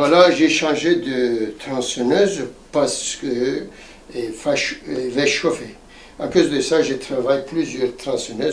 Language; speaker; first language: French; non-native, fluent; Turkish